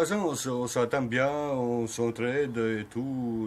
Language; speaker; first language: French; non-native, fluent; Croatian